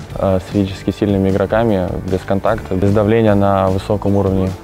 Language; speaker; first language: Russian; native; Russian